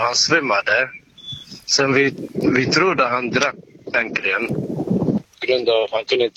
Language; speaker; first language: Swedish; non-native, learner; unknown